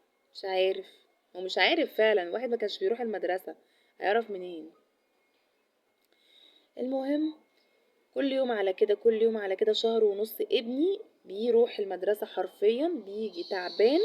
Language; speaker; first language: Arabic; native; Arabic